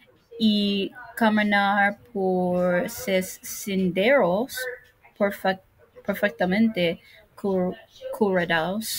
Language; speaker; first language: Spanish; non-native, learner; English